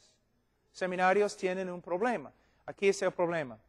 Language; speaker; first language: Spanish; non-native, fluent; English